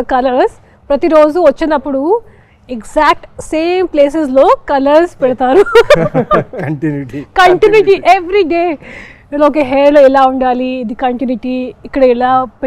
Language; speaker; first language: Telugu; non-native, learner; Hindi